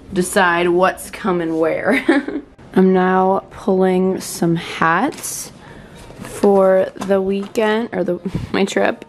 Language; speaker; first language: English; native; English